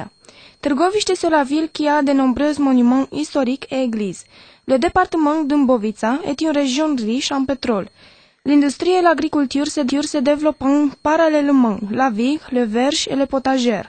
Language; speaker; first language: French; non-native, learner; Romanian